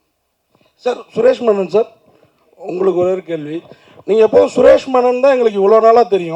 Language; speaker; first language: Tamil; native; Tamil